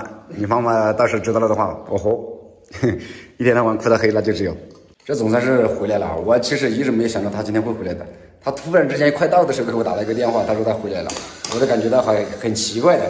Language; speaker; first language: Chinese; native; Chinese